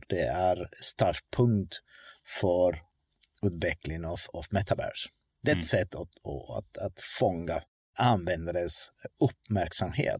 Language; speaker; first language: Swedish; non-native, fluent; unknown